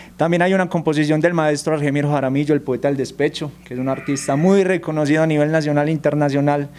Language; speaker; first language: Spanish; native; Spanish